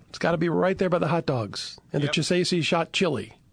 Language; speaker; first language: English; native; English